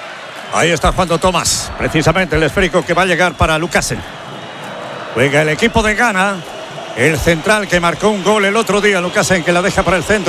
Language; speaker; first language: Spanish; native; Spanish